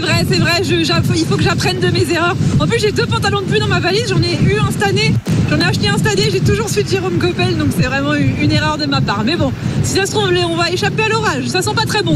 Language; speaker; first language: French; native; French